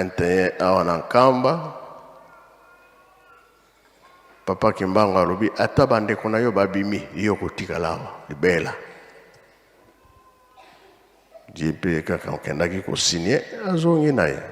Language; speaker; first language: Lingala; non-native, local second language; Kongo